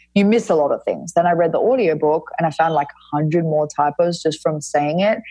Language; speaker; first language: English; native; English